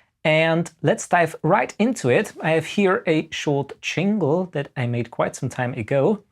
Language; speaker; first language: English; non-native, fluent; German